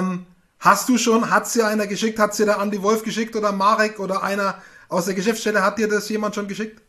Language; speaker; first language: German; native; German